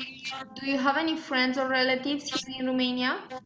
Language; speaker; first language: English; non-native, fluent; Romanian